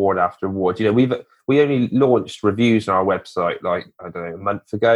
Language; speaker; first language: English; native; English